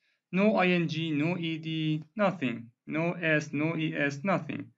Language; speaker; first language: English; non-native, fluent; Persian